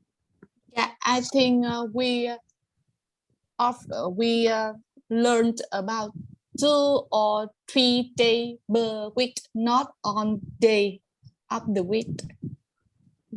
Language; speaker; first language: English; non-native, learner; Vietnamese